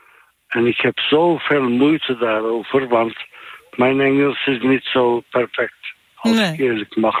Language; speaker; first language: Dutch; non-native, fluent; Turkish